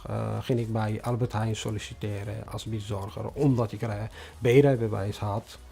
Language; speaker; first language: Dutch; non-native, fluent; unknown